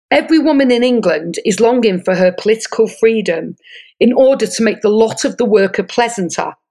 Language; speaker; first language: English; native; English